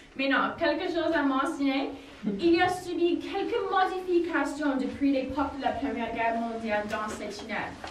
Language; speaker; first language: French; non-native, local second language; English